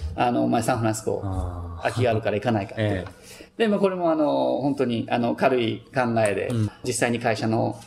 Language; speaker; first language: Japanese; native; Japanese